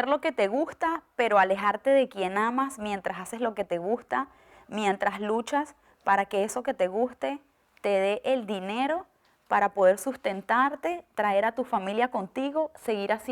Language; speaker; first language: Spanish; native; Spanish